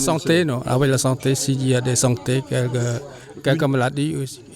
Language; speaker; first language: French; non-native, learner; Khmer